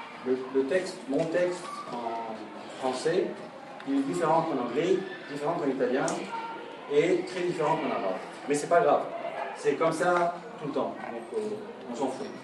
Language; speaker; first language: French; non-native, fluent; Arabic